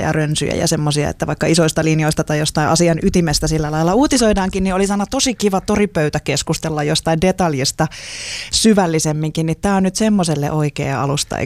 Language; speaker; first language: Finnish; native; Finnish